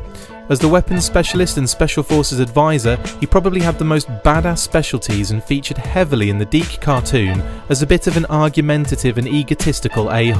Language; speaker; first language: English; native; English